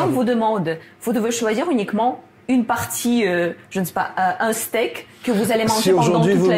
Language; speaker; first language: French; non-native, fluent; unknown